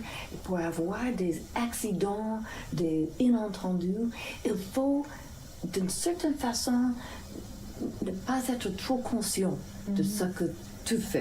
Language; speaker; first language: French; non-native, fluent; English